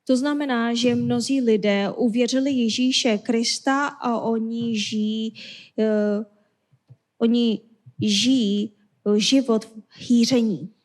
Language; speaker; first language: Czech; non-native, fluent; Korean